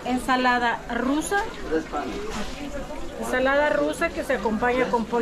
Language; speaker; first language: Spanish; native; Spanish